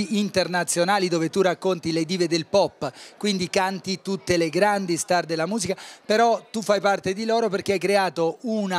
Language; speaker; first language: Italian; native; Italian